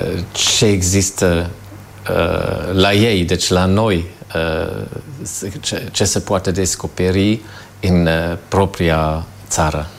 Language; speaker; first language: Romanian; non-native, fluent; German